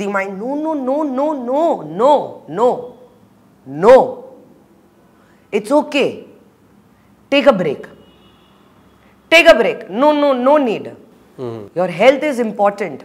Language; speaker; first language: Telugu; non-native, learner; Hindi